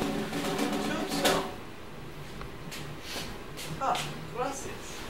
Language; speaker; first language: Spanish; non-native, learner; English